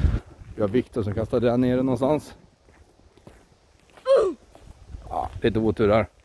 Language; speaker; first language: Swedish; native; Swedish